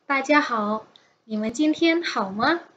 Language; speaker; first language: Chinese; non-native, fluent; Indonesian